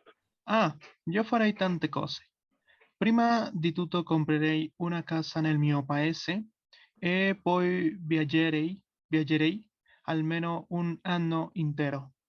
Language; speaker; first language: Italian; non-native, learner; Spanish